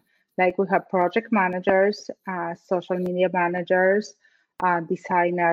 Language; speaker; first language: English; non-native, fluent; Spanish